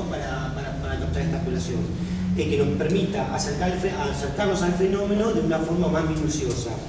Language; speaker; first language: Spanish; native; Spanish